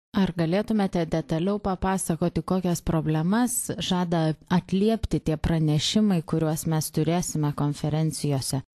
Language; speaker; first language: Lithuanian; native; Lithuanian